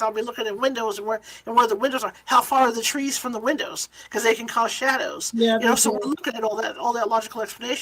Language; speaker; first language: English; native; English